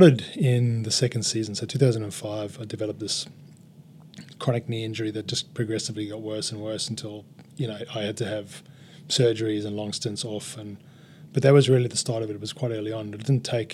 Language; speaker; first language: English; native; English